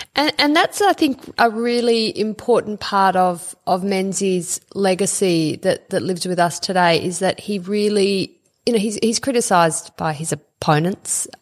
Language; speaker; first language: English; native; English